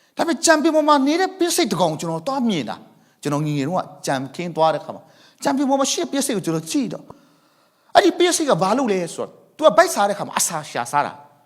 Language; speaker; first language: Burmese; non-native, local second language; Thado Chin